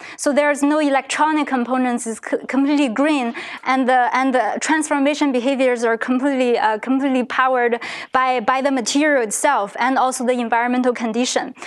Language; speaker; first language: English; non-native, fluent; Chinese